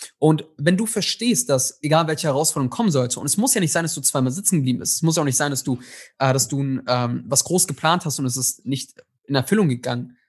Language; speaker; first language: German; early bilingual, other home language; Tigrinya